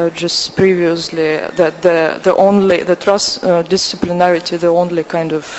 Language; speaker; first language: English; non-native, fluent; Russian